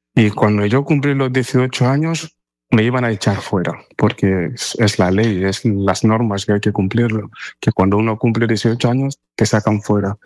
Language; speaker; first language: Spanish; non-native, fluent; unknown